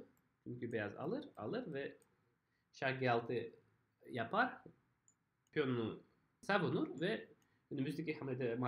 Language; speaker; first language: Turkish; non-native, fluent; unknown